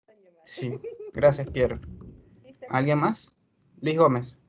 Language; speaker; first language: Spanish; native; Spanish